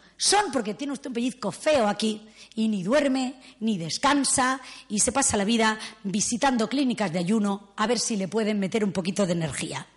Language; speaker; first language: Spanish; native; Spanish